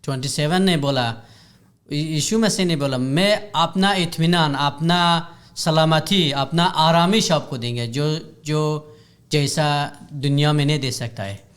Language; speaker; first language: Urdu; non-native, learner; Hazaragi